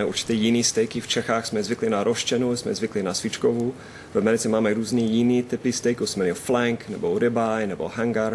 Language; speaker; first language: Czech; non-native, fluent; English